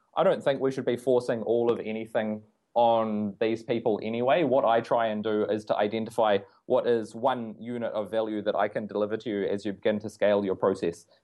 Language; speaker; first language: English; native; English